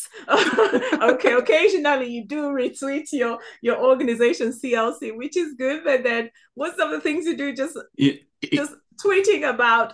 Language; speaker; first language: English; non-native, local second language; Igbo